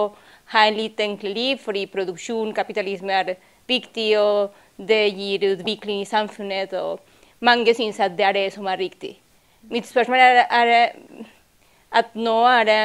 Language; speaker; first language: Norwegian; non-native, fluent; Spanish